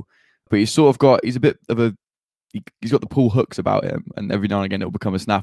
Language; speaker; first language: English; native; English